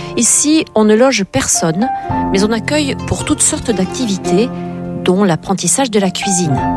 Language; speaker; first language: French; native; French